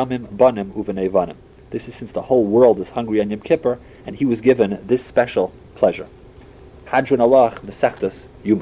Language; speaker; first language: English; native; English